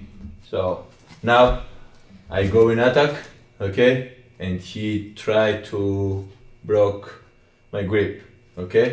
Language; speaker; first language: English; non-native, learner; Greek